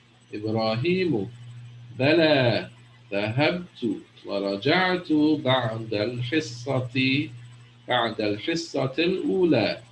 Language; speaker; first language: Arabic; non-native, fluent; English